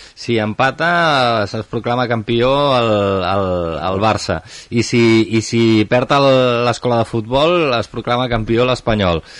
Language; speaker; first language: Catalan; native; Catalan